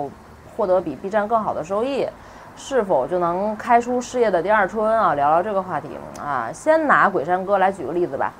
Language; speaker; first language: Chinese; native; Chinese